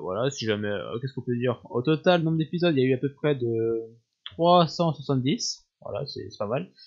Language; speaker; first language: French; native; French